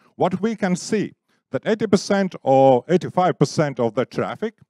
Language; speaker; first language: English; non-native, fluent; Latvian